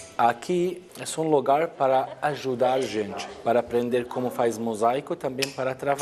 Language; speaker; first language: Portuguese; non-native, learner; Arabic